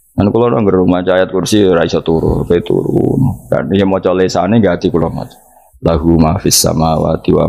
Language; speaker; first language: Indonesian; non-native, local second language; Javanese